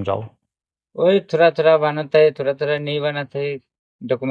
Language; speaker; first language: Hindi; non-native, local second language; Bangla